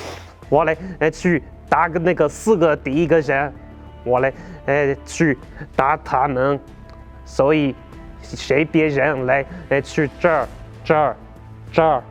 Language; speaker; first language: Chinese; non-native, learner; French